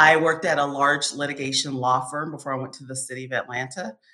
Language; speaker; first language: English; native; English